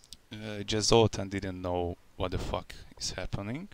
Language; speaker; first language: English; non-native, learner; Hungarian